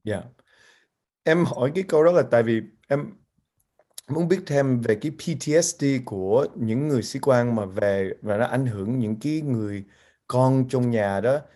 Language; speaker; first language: Vietnamese; early bilingual, heritage; Vietnamese